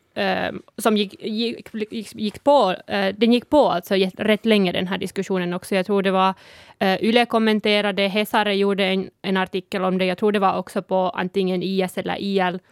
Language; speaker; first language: Swedish; non-native, local second language; Northern Sami